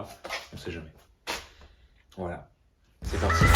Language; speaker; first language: French; native; French